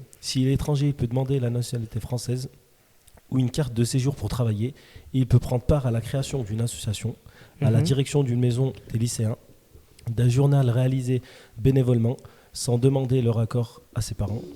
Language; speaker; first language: French; native; French